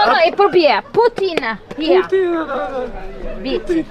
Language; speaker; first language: German; non-native, learner; Portuguese